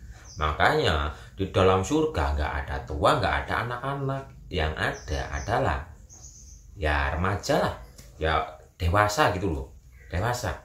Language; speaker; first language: Indonesian; native; Indonesian